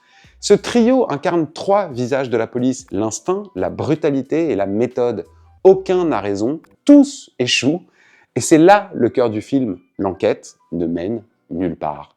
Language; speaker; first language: French; native; French